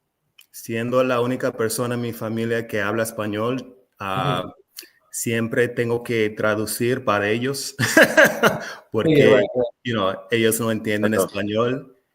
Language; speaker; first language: Spanish; non-native, fluent; English